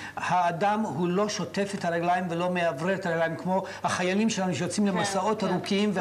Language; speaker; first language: Hebrew; native; Hebrew